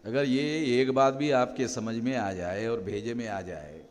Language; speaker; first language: Hindi; non-native, local second language; Marathi